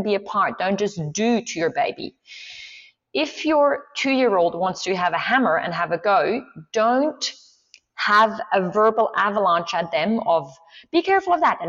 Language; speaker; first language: English; non-native, fluent; Swiss German